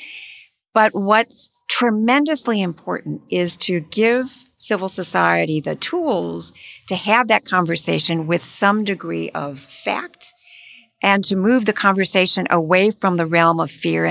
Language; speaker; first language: English; native; English